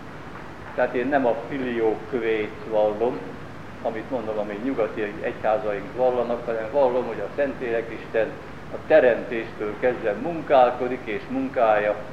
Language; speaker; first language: Hungarian; native; Hungarian